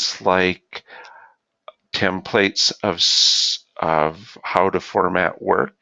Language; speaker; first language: English; native; English